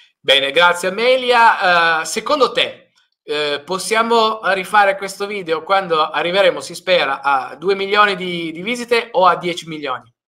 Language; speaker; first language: Italian; native; Italian